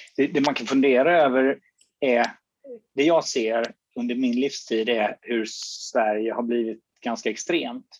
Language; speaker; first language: Swedish; native; Swedish